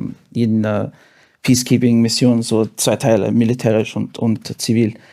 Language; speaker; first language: German; non-native, fluent; English